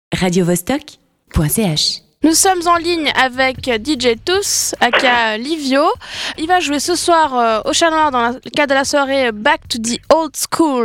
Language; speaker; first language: French; native; French